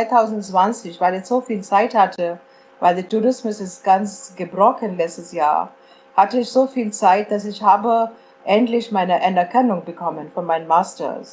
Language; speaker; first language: German; non-native, fluent; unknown